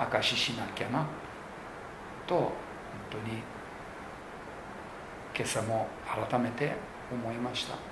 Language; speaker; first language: Japanese; non-native, local second language; English